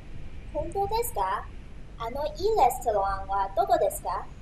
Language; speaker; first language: Japanese; non-native, learner; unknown